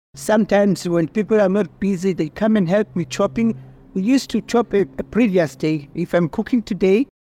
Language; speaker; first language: English; non-native, local second language; Xhosa